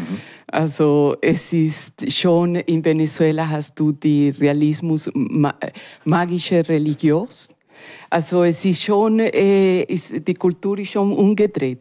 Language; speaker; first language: German; non-native, learner; Spanish